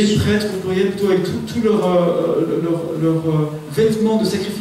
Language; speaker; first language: French; native; French